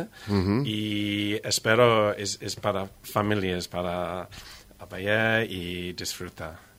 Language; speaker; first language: Spanish; non-native, learner; English